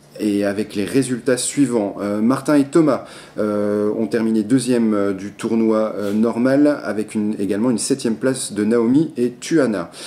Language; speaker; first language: French; native; French